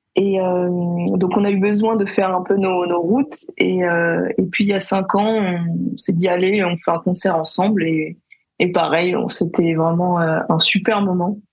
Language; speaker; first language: French; native; French